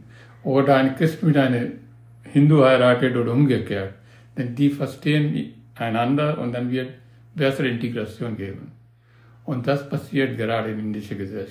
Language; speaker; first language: German; non-native, learner; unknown